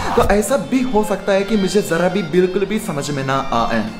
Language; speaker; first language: Hindi; non-native, fluent; Japanese